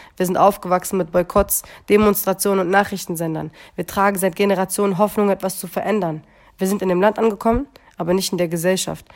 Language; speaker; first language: German; early bilingual, other home language; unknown